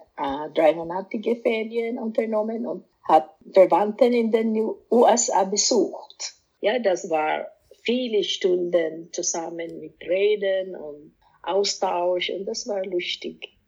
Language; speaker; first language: German; non-native, fluent; Cebuano